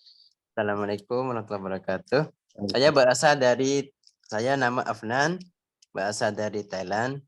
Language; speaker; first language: Indonesian; non-native, learner; Thai